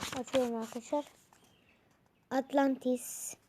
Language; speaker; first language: Turkish; native; Turkish